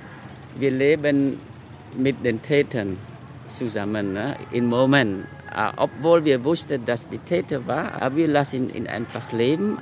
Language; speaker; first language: German; non-native, fluent; Khmer